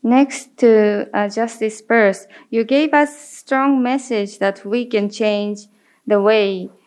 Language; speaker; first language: English; non-native, fluent; Japanese